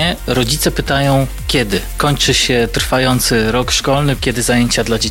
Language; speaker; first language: Polish; native; Polish